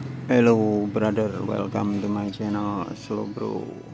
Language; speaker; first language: English; non-native, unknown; Indonesian